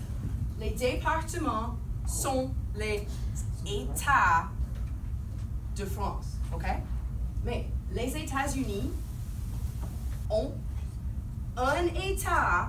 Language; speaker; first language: French; non-native, fluent; English